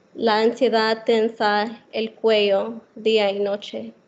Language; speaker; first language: Spanish; early bilingual, heritage; Spanish